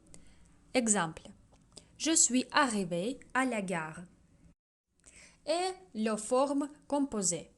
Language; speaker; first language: French; non-native, fluent; Russian